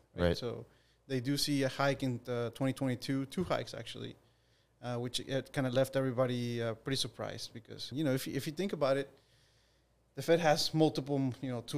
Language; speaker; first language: English; non-native, fluent; Spanish